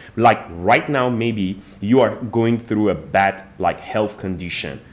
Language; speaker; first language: English; non-native, fluent; Persian